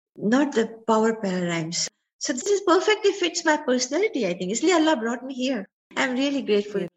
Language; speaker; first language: English; non-native, local second language; Sindhi